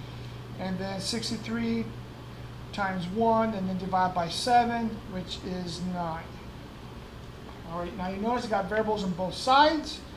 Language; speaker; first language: English; native; English